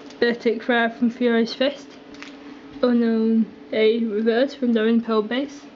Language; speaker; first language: English; native; English